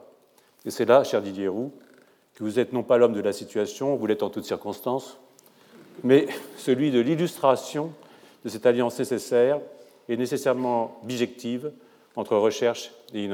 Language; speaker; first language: French; native; French